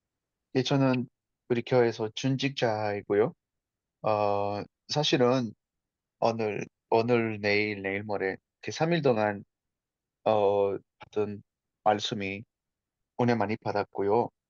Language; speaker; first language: Korean; non-native, fluent; Spanish